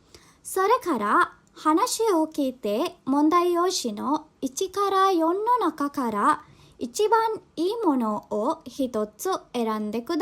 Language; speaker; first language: Japanese; non-native, fluent; Sinhala